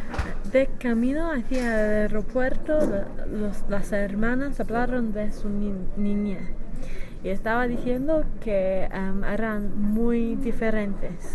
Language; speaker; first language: Spanish; non-native, learner; English